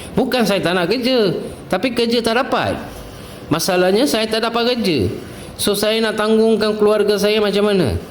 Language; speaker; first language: Malay; non-native, local second language; Tamil